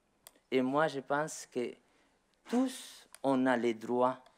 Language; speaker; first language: French; non-native, learner; Spanish